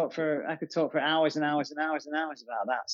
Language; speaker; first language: English; native; English